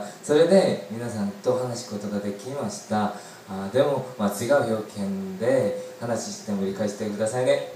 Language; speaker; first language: Japanese; non-native, learner; Korean